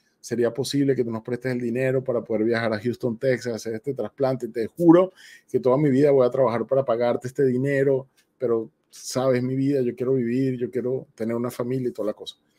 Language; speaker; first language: Spanish; native; Spanish